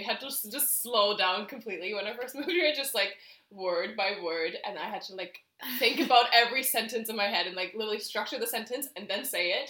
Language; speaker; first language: English; non-native, fluent; German